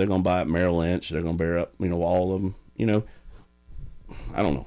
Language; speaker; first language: English; native; English